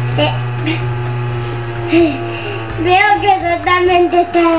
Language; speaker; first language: Spanish; native; Spanish